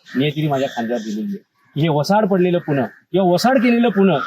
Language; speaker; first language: Marathi; native; Marathi